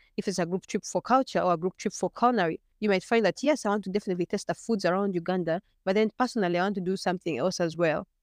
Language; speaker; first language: English; non-native, local second language; Ganda